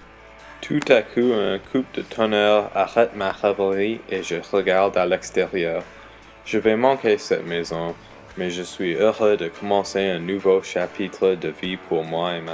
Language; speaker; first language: French; non-native, learner; English